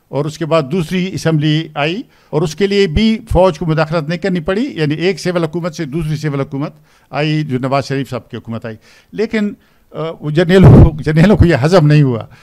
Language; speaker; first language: Urdu; non-native, local second language; Pashto